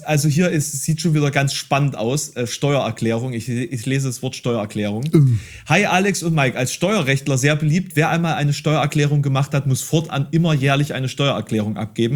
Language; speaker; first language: German; native; German